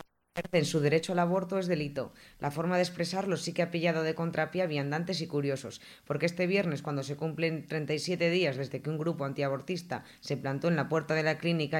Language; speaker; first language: Spanish; native; Spanish